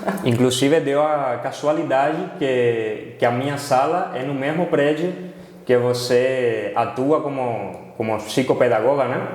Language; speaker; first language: Portuguese; non-native, fluent; Spanish